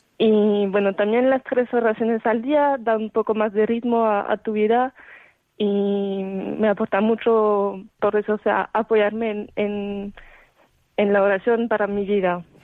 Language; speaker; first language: Spanish; non-native, fluent; French